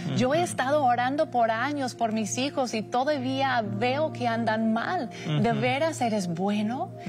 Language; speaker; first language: Spanish; non-native, fluent; English